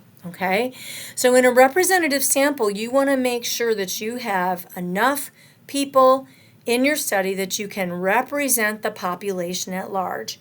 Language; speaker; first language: English; native; English